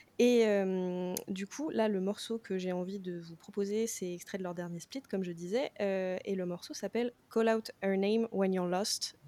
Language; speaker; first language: French; native; French